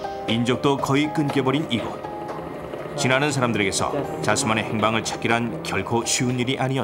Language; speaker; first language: Korean; native; Korean